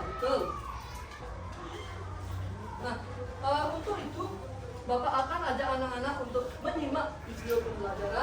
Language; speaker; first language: Indonesian; native; Indonesian